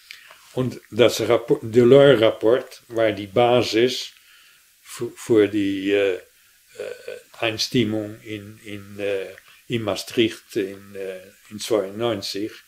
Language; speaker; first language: German; non-native, fluent; Dutch